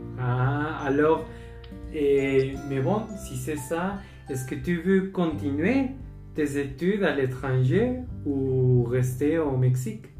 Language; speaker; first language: French; non-native, learner; Spanish